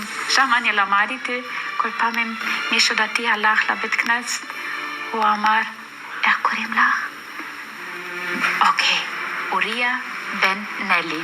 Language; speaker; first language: Hebrew; non-native, fluent; German